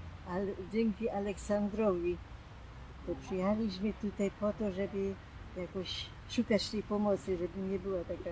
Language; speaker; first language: Polish; non-native, local second language; German